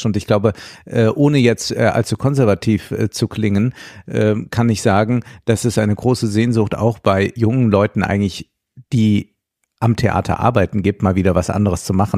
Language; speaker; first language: German; native; German